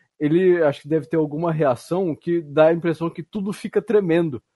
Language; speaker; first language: Portuguese; native; Portuguese